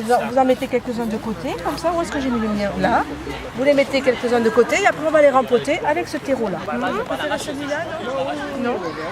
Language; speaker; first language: French; native; French